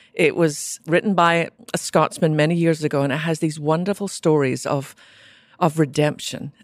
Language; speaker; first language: English; native; English